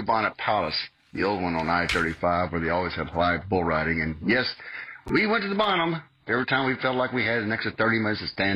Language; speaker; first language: English; native; English